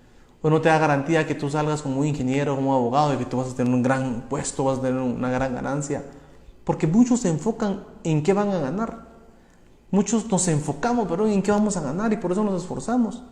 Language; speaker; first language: Spanish; native; Spanish